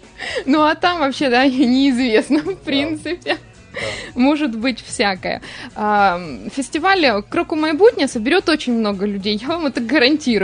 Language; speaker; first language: Russian; native; Russian